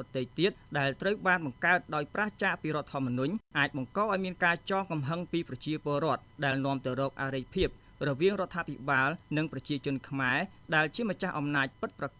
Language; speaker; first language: Khmer; native; Khmer